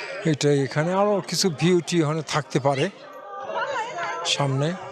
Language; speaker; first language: Bangla; native; Bangla